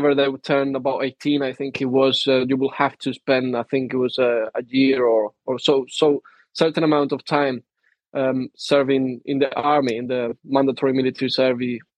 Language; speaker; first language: English; non-native, fluent; Spanish